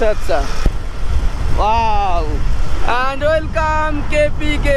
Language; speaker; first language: Hindi; non-native, learner; Bangla